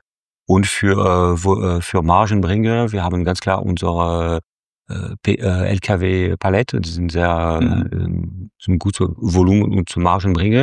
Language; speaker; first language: German; non-native, fluent; French